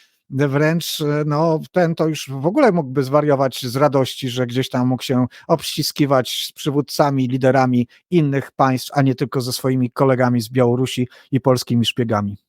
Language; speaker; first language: Polish; native; Polish